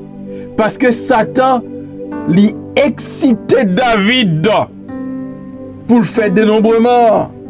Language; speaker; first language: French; non-native, local second language; Haitian Creole